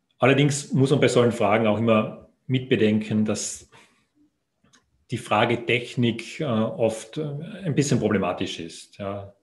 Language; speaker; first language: German; native; German